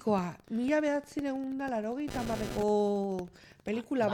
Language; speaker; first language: Basque; non-native, local second language; Spanish